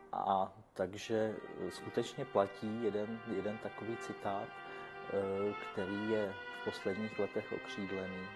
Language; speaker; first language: Czech; native; Czech